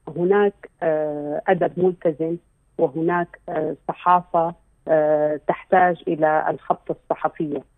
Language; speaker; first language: Arabic; native; Arabic